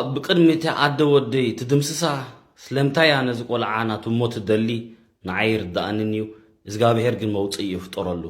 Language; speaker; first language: Tigrinya; early bilingual, heritage; Tigrinya